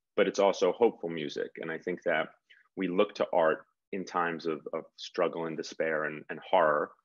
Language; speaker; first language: English; native; English